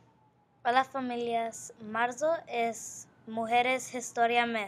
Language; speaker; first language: Spanish; non-native, learner; English